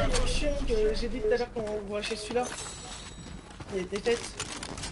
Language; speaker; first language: French; native; French